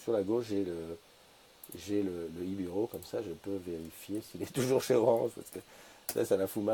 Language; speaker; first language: French; native; French